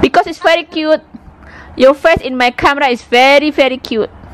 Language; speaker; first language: English; non-native, learner; Indonesian